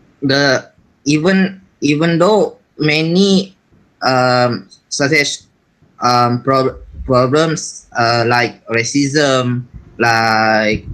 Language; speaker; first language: English; non-native, learner; Malay